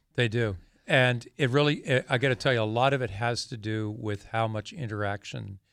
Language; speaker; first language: English; native; English